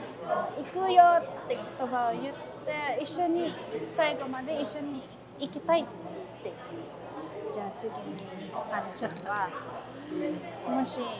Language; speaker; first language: Japanese; non-native, fluent; Filipino